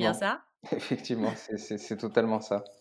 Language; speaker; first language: French; native; French